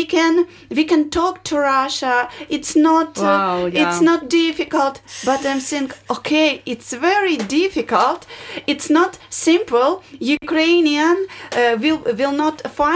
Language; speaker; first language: English; non-native, learner; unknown